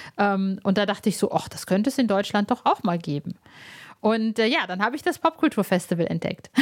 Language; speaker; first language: German; early bilingual, other home language; Arabic